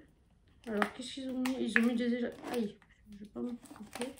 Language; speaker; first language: French; native; French